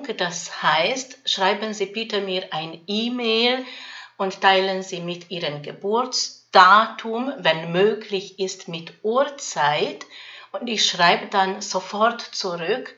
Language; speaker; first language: German; non-native, fluent; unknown